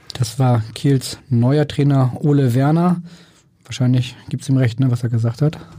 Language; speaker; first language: German; native; German